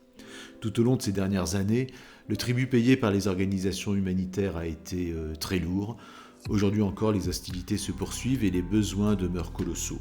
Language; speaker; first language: French; native; French